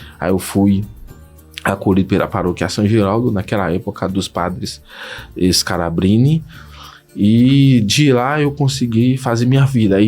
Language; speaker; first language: Portuguese; non-native, fluent; Haitian Creole